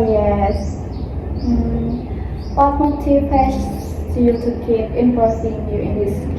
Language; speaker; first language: English; non-native, learner; Indonesian